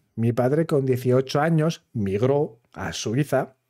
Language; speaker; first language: Spanish; non-native, fluent; German